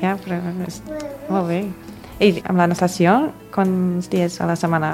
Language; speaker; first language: Catalan; non-native, fluent; English